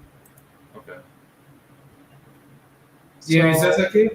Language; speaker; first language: Spanish; non-native, learner; English